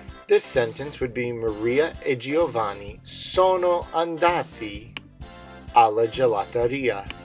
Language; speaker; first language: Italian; non-native, fluent; English